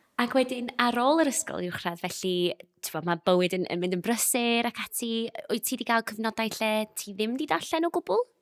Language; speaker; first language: Welsh; non-native, local second language; English